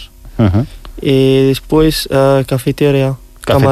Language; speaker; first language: Spanish; non-native, learner; Riffian